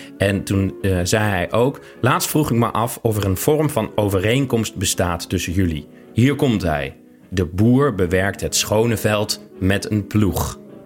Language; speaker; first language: Dutch; native; Dutch